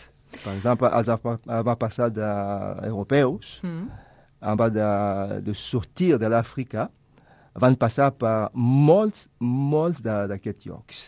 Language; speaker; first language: Catalan; non-native, fluent; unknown